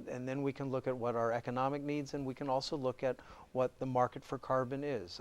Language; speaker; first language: English; native; English